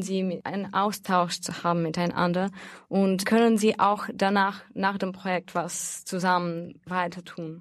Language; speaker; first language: German; non-native, fluent; Russian